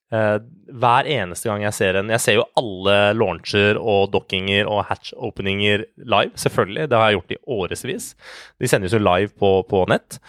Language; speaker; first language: Norwegian; early bilingual, other home language; Persian